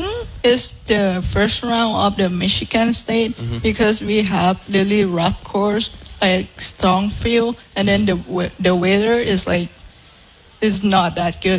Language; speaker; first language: English; non-native, fluent; Thai